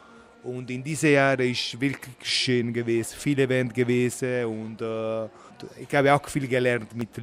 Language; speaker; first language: German; non-native, learner; Italian